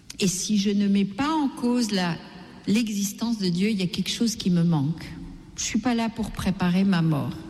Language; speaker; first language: French; non-native, local second language; Gujarati